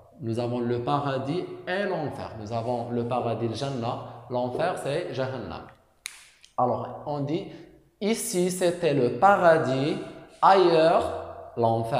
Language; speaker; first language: French; non-native, local second language; Arabic